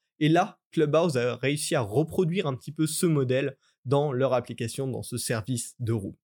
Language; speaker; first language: French; native; French